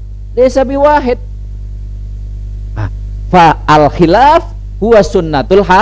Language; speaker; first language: Arabic; non-native, fluent; Indonesian